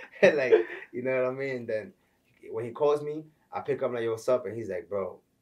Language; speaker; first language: English; early bilingual, other home language; Spanish